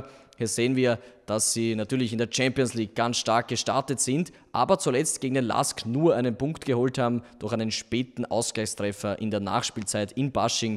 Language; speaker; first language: German; native; German